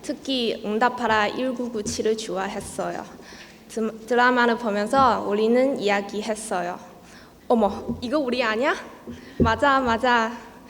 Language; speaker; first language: Korean; non-native, learner; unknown